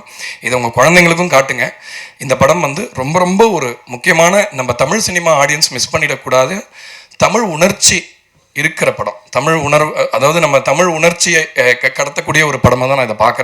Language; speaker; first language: Tamil; native; Tamil